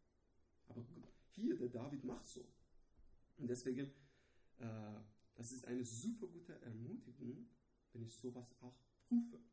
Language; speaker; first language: German; non-native, learner; Persian